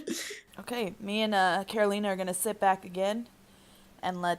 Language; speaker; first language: English; native; English